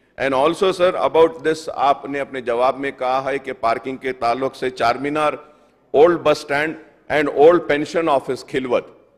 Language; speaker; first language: Hindi; non-native, local second language; Urdu